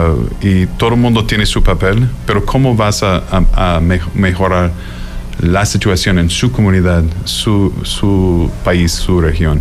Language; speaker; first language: Spanish; non-native, fluent; English